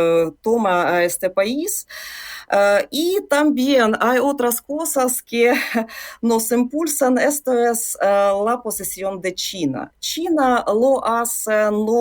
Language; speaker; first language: Spanish; non-native, fluent; Ukrainian